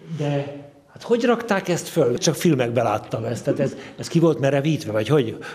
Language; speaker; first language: Hungarian; native; Hungarian